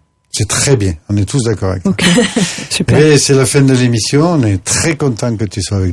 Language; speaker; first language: French; native; French